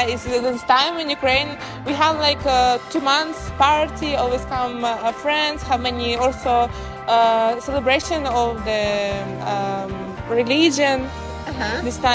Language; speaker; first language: English; non-native, learner; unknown